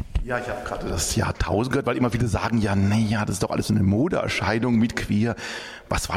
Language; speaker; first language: German; native; German